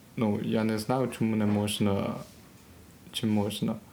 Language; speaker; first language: Ukrainian; non-native, learner; Chinese